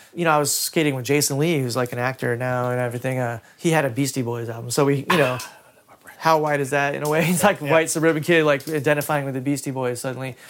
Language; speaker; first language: English; native; English